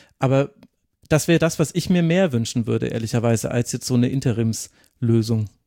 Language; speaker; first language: German; native; German